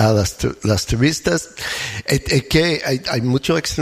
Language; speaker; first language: Spanish; non-native, learner; English